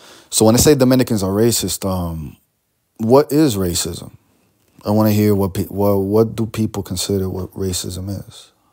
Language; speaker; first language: English; early bilingual, other home language; Spanish